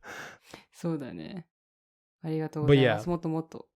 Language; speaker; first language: Japanese; native; Japanese